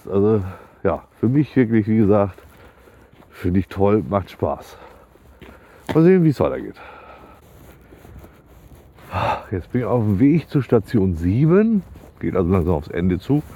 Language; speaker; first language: German; native; German